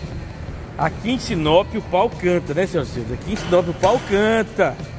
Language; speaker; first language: Portuguese; native; Portuguese